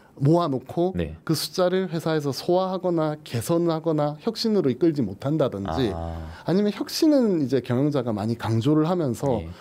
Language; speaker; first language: Korean; native; Korean